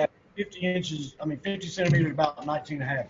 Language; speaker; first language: English; native; English